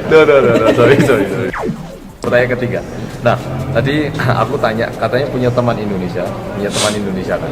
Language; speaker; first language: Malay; non-native, fluent; Korean